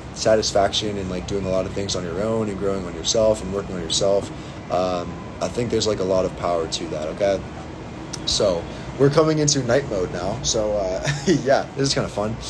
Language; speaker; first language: English; native; English